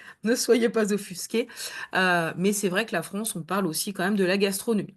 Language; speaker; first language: French; native; French